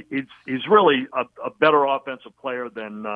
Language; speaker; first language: English; native; English